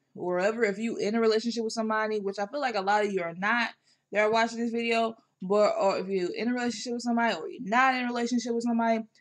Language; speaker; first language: English; native; English